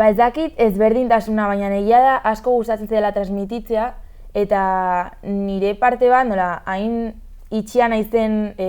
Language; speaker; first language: Basque; non-native, local second language; Spanish